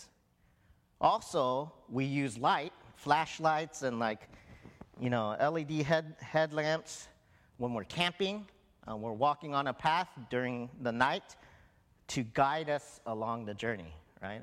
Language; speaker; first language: English; native; English